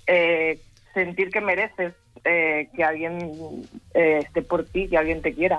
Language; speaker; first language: Spanish; native; Spanish